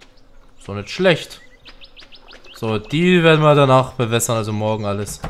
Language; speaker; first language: German; native; German